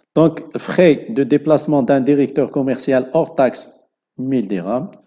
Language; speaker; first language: French; non-native, local second language; Arabic